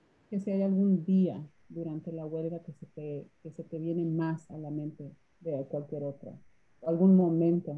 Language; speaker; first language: Spanish; early bilingual, heritage; Spanish